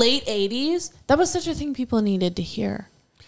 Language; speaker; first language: English; native; English